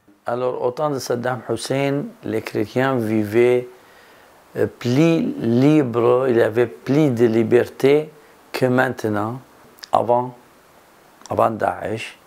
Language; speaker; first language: French; non-native, fluent; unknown